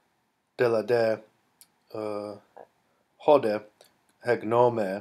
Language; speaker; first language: Greek; non-native, fluent; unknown